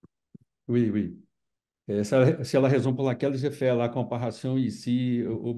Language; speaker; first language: French; non-native, fluent; Portuguese